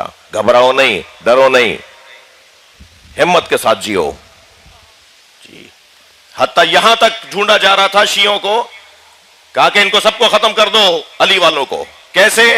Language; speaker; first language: Urdu; native; Urdu